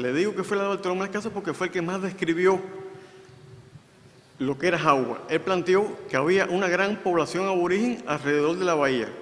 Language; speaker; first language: Spanish; native; Spanish